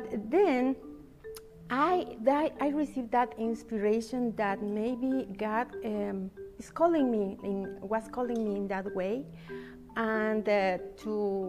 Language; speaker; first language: English; non-native, fluent; Spanish